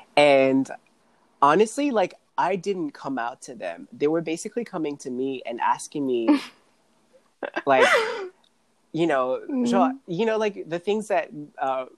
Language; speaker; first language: English; non-native, fluent; Rundi